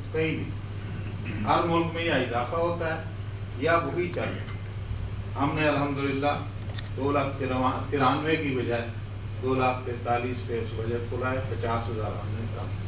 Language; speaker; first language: Urdu; non-native, local second language; Saraiki